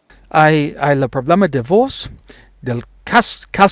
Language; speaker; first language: Spanish; non-native, learner; English